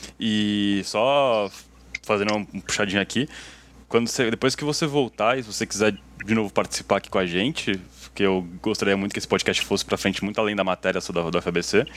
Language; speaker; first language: Portuguese; native; Portuguese